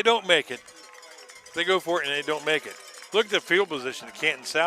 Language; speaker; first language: English; native; English